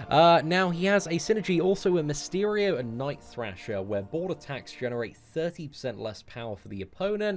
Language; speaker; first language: English; native; English